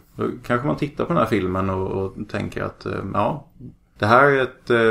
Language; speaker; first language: Swedish; native; Swedish